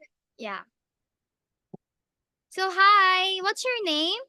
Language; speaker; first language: English; non-native, local second language; Filipino